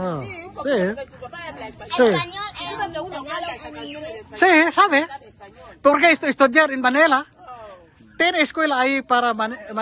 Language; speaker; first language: Spanish; non-native, learner; Filipino